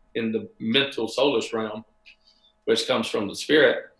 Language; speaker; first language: English; native; English